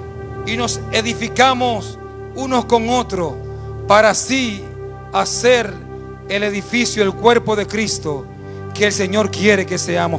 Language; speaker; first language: Spanish; native; Spanish